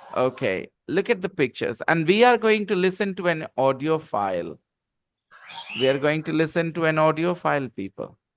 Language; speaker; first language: English; non-native, local second language; Hindi